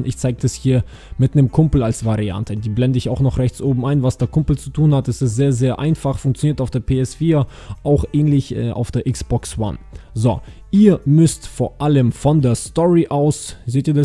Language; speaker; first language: German; native; German